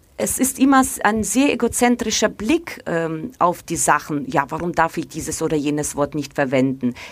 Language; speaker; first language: German; non-native, fluent; Russian